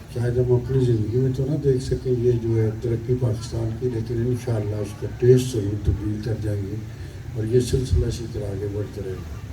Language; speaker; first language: Urdu; non-native, local second language; Punjabi